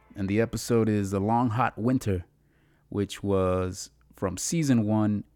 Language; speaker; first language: English; early bilingual, other home language; Spanish